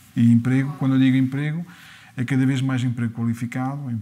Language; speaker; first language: Portuguese; early bilingual, other home language; French